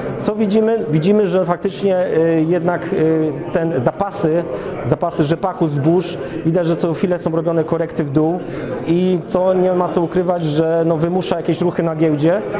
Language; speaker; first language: Polish; native; Polish